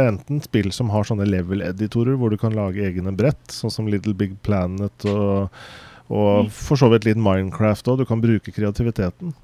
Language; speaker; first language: Norwegian; native; Norwegian